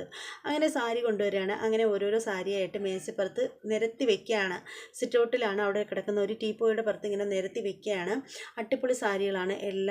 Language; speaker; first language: Malayalam; native; Malayalam